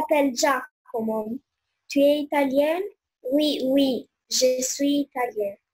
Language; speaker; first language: French; non-native, learner; Albanian